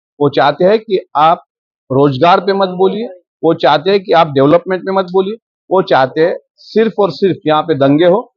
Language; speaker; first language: Hindi; non-native, local second language; Marathi